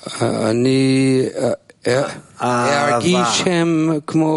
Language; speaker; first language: Hebrew; non-native, learner; English